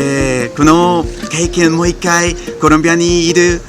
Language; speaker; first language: Japanese; non-native, learner; Spanish